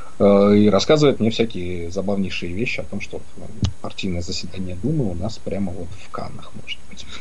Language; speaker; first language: Russian; native; Russian